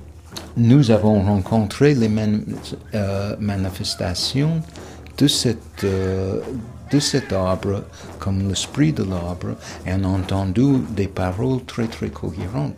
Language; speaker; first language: French; non-native, fluent; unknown